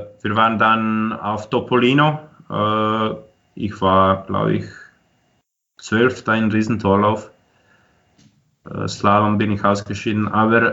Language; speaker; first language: German; non-native, fluent; Croatian